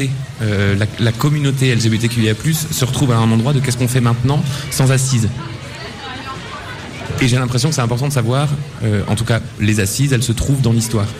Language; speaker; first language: French; native; French